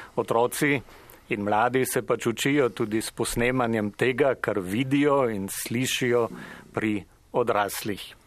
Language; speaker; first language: Slovenian; native; Slovenian